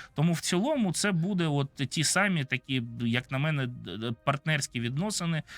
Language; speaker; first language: Ukrainian; non-native, local second language; Russian